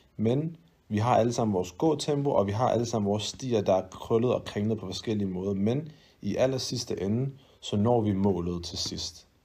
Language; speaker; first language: Danish; early bilingual, other home language; Arabic